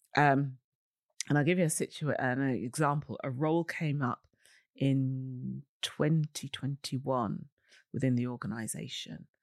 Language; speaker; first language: English; native; English